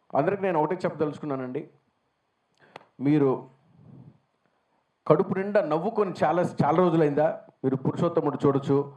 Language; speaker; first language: Telugu; native; Telugu